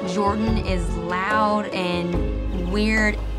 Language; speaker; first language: English; native; English